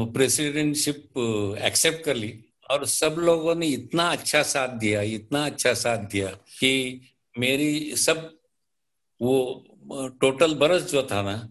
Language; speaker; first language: Hindi; non-native, local second language; Marathi